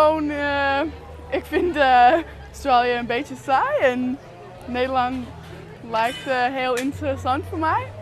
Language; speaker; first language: Dutch; non-native, learner; English